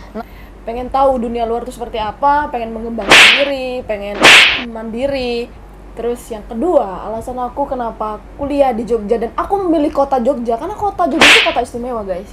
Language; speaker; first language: Indonesian; native; Indonesian